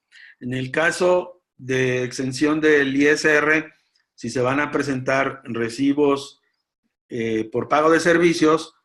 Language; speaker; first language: Spanish; native; Spanish